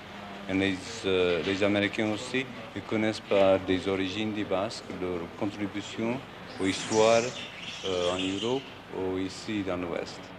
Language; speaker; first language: French; non-native, local second language; Basque